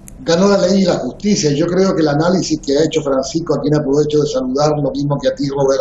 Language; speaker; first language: Spanish; native; Spanish